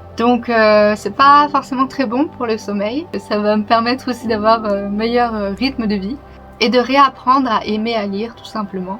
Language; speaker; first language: French; early bilingual, other home language; Vietnamese